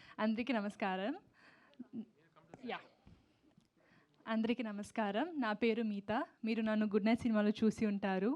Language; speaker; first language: Telugu; non-native, learner; Tamil